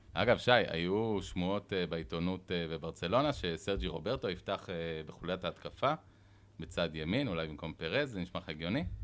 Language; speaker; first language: Hebrew; native; Hebrew